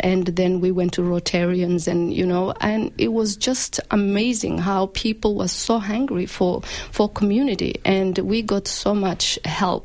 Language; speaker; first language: English; non-native, local second language; Somali